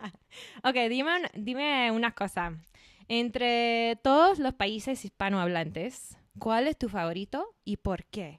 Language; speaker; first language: Spanish; non-native, fluent; English